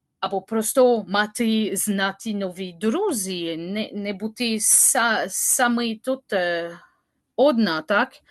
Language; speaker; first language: Ukrainian; non-native, learner; French